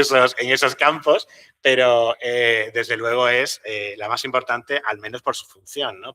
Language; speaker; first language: Spanish; native; Spanish